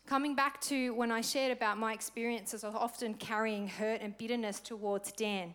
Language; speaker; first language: English; native; English